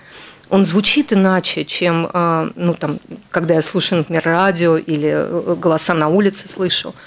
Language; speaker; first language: Russian; native; Russian